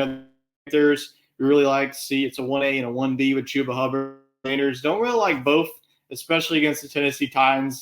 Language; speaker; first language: English; native; English